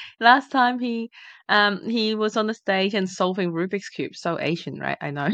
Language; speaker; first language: English; non-native, fluent; Chinese